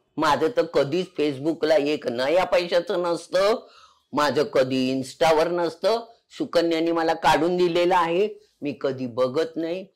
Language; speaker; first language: Marathi; non-native, local second language; Konkani